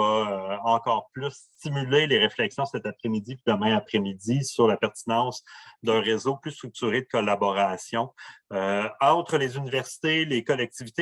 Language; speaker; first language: French; native; French